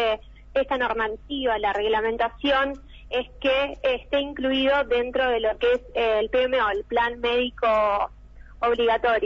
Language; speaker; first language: Spanish; native; Spanish